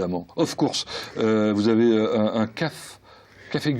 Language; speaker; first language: French; native; French